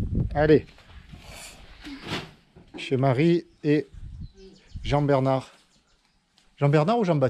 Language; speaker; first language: French; native; French